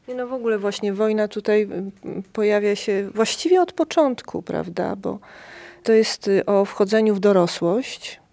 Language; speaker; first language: Polish; native; Polish